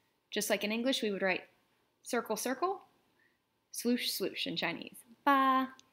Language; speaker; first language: English; native; English